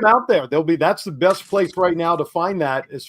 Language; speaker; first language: English; native; English